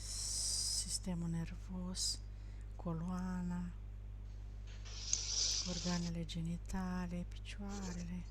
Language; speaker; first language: Romanian; native; Romanian